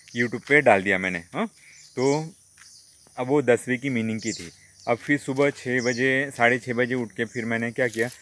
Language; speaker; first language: Hindi; non-native, local second language; Marathi